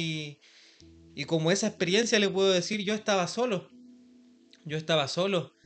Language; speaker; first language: Spanish; native; Spanish